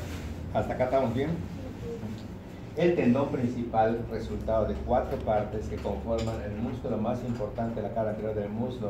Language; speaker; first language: Spanish; native; Spanish